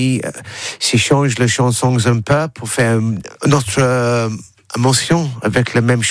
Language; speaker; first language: French; non-native, learner; English